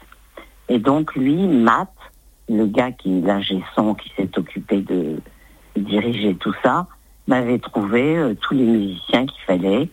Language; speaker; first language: French; native; French